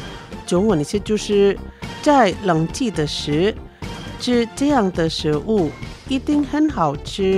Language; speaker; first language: Chinese; non-native, fluent; Indonesian